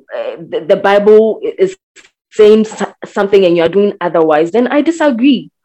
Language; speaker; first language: English; non-native, local second language; Akan